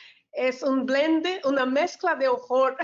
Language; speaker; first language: Spanish; non-native, learner; Portuguese